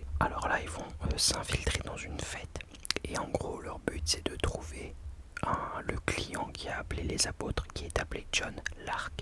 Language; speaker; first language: French; native; French